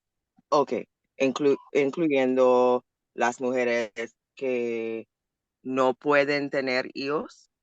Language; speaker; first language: Spanish; non-native, learner; English